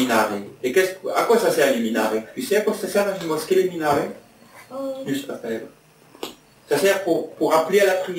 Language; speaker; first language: French; native; French